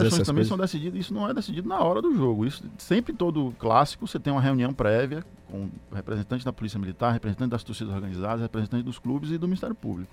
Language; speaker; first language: Portuguese; native; Portuguese